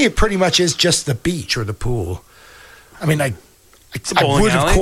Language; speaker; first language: English; native; English